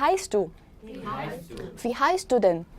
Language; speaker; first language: German; non-native, fluent; Korean